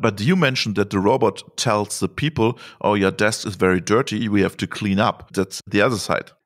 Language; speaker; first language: English; non-native, fluent; German